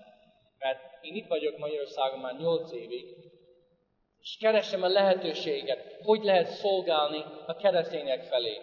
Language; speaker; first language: Hungarian; non-native, fluent; English